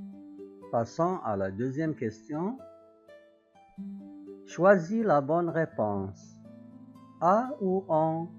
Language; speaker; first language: French; non-native, local second language; Arabic